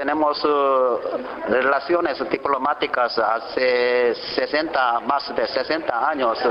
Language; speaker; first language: Spanish; non-native, learner; Korean